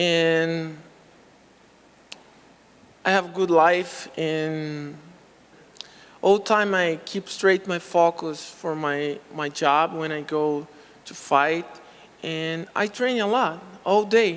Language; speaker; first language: English; non-native, local second language; Portuguese